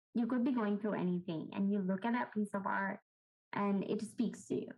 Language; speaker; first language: English; non-native, local second language; Urdu